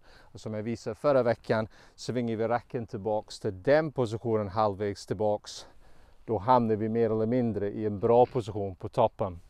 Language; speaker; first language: Swedish; non-native, fluent; English